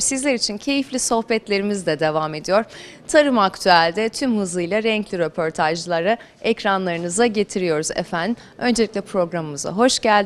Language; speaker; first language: Turkish; native; Turkish